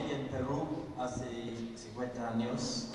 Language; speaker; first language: Spanish; non-native, fluent; English